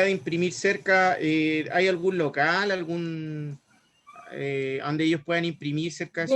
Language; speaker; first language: Spanish; native; Spanish